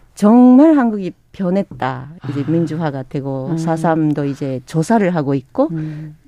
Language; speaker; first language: Korean; non-native, fluent; Japanese